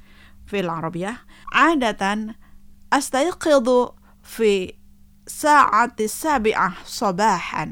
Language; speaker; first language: Arabic; non-native, fluent; Indonesian